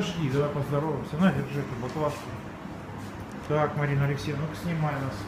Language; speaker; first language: Russian; native; Russian